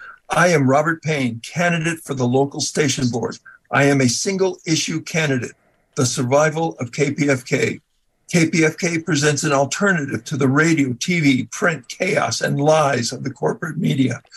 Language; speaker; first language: English; native; English